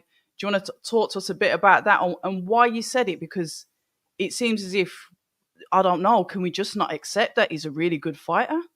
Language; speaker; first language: English; native; English